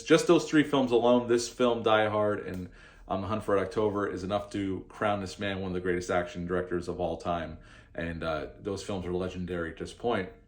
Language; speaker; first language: English; native; English